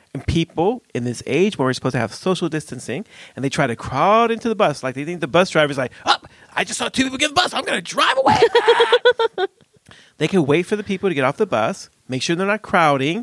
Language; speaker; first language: English; native; English